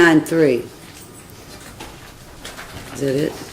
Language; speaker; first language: English; native; English